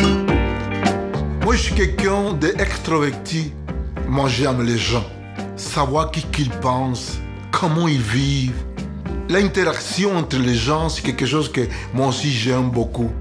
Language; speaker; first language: French; non-native, fluent; Spanish